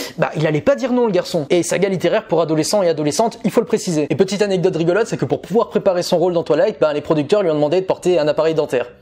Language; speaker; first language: French; native; French